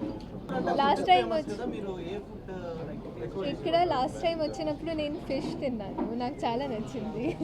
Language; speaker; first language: Telugu; non-native, fluent; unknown